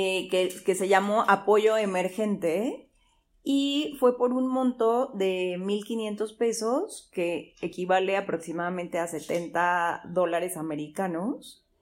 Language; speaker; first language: Spanish; native; Spanish